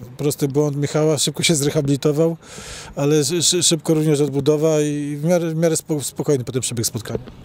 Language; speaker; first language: Polish; native; Polish